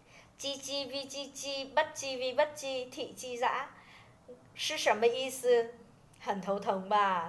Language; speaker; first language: Chinese; non-native, fluent; Vietnamese